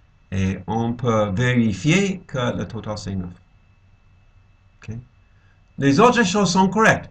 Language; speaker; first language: French; non-native, fluent; English